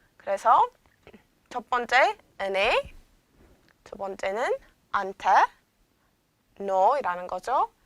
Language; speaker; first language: Korean; non-native, fluent; Amharic